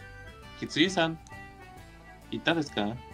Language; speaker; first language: Japanese; non-native, learner; Spanish